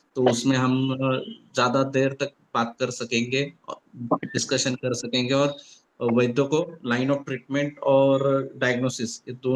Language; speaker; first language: Hindi; non-native, local second language; Marathi